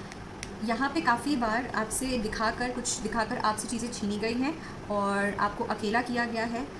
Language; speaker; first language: Hindi; native; Hindi